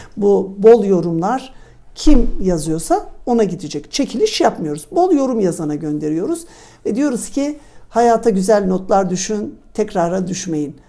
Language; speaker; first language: Turkish; native; Turkish